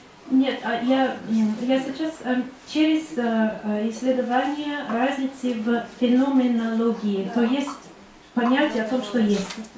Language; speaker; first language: Russian; non-native, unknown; English